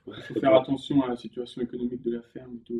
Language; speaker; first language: French; native; French